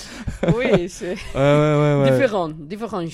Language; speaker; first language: French; non-native, learner; Arabic